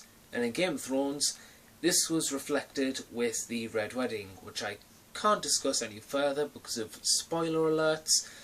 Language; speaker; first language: English; native; English